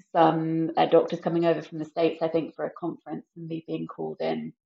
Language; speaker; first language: English; native; English